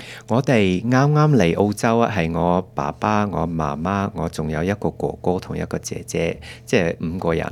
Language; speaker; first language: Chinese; early bilingual, heritage; Cantonese